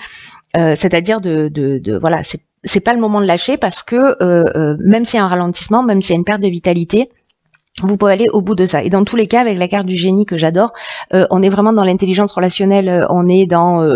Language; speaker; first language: French; native; French